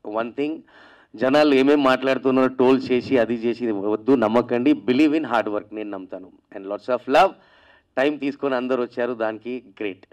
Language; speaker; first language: Telugu; native; Telugu